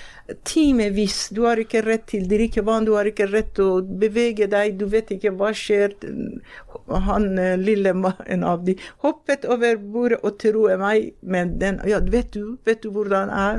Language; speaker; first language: Norwegian; non-native, fluent; Persian